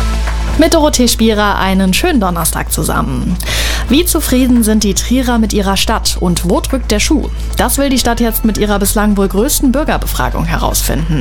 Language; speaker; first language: German; native; German